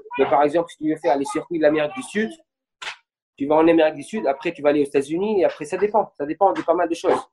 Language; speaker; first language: French; non-native, local second language; Arabic